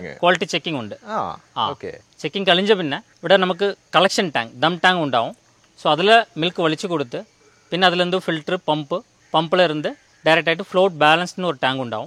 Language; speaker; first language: Malayalam; non-native, local second language; Tamil